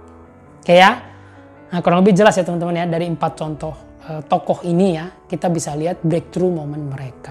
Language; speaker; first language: Indonesian; native; Indonesian